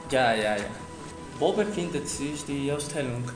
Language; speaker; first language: German; non-native, learner; Spanish